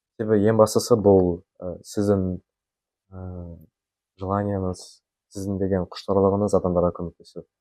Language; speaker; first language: Kazakh; native; Kazakh